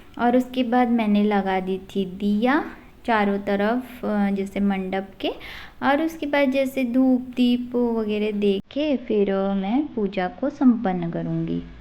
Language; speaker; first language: Hindi; non-native, local second language; Odia